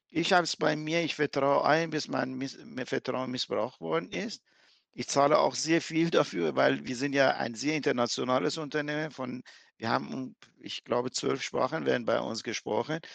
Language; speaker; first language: German; non-native, fluent; Persian